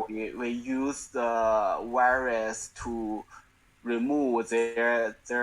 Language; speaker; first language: English; non-native, learner; Chinese